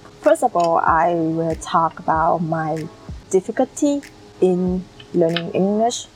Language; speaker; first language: English; non-native, learner; Vietnamese